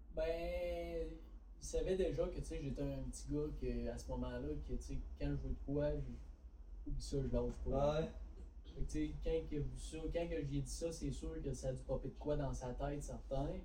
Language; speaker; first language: French; native; French